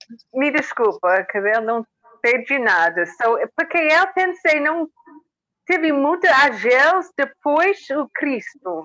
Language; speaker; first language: Portuguese; non-native, learner; English